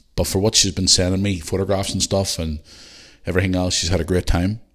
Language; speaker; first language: English; native; English